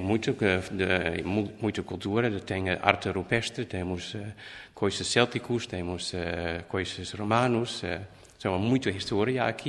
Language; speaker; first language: Portuguese; non-native, learner; Dutch